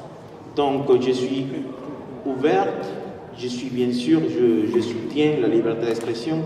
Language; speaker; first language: French; non-native, fluent; Spanish